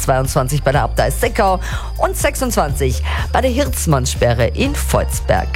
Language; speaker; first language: German; native; German